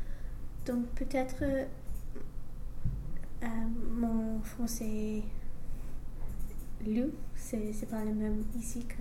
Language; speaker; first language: French; non-native, learner; English